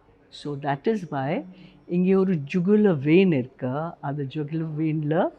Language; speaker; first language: Tamil; non-native, learner; Hindi